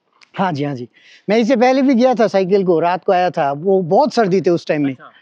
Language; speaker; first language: Hindi; non-native, learner; Bangla